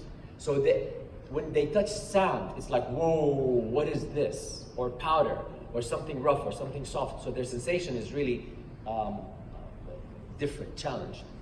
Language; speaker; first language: English; non-native, fluent; Arabic